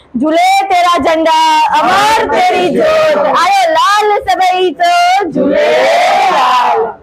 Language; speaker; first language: Gujarati; non-native, local second language; Sindhi